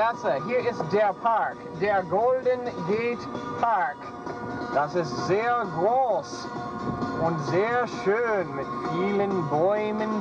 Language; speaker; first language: German; non-native, learner; English